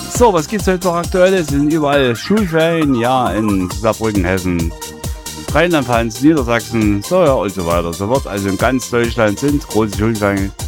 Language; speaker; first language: German; native; German